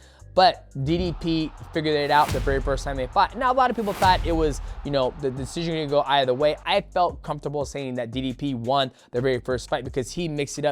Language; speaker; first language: English; native; English